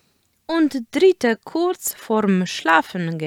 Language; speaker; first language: German; non-native, fluent; Polish